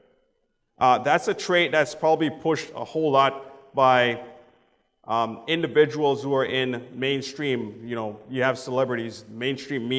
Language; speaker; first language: English; native; English